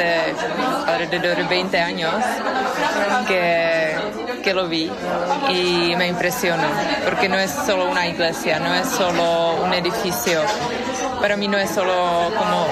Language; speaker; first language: Spanish; non-native, fluent; Czech